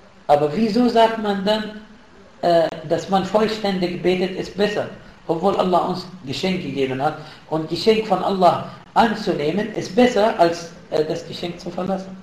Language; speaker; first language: German; non-native, fluent; Arabic